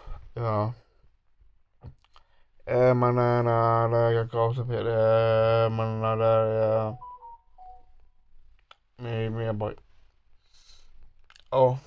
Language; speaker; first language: Finnish; non-native, learner; Swedish